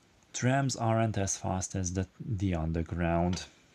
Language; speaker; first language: English; non-native, fluent; Hungarian